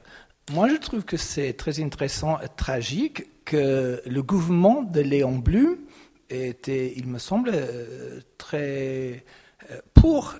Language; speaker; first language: French; non-native, fluent; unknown